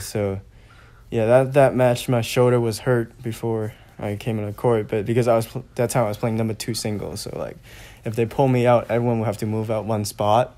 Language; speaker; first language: English; non-native, local second language; Cantonese